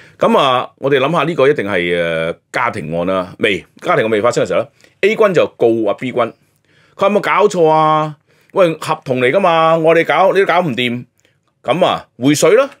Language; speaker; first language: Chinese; non-native, local second language; Cantonese